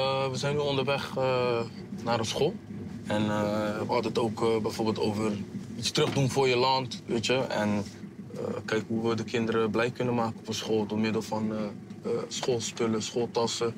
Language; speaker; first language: Dutch; early bilingual, other home language; Kabuverdianu